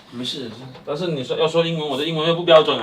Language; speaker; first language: Chinese; native; Chinese